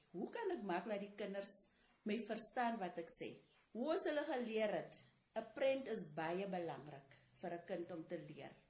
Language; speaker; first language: Afrikaans; non-native, local second language; Tswana